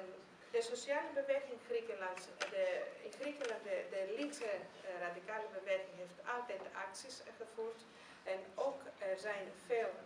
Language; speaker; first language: Dutch; non-native, fluent; Greek